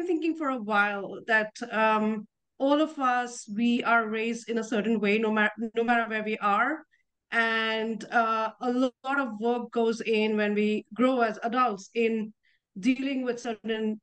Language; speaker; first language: English; non-native, local second language; Hindi